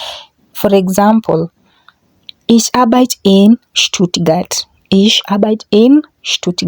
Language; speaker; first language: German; non-native, fluent; English